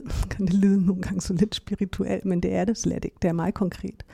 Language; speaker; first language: Danish; non-native, fluent; German